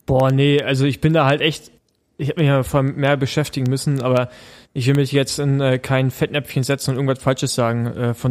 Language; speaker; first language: German; native; German